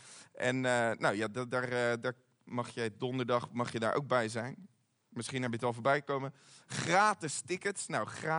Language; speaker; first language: Dutch; native; Dutch